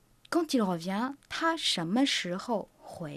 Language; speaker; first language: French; non-native, fluent; Chinese